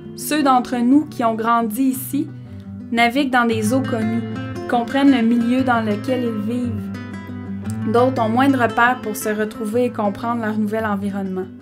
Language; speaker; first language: French; native; French